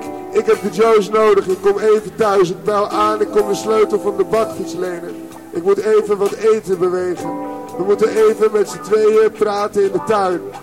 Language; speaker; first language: Dutch; native; Dutch